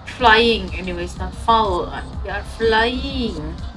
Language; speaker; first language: English; non-native, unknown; Indonesian